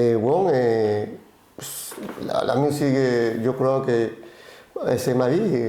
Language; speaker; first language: French; non-native, learner; Spanish